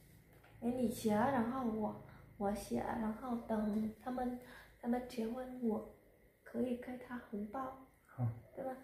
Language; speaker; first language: Chinese; non-native, learner; Vietnamese